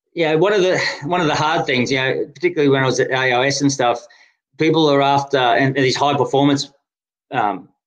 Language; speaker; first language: English; native; English